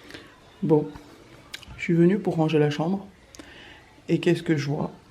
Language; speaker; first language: French; native; French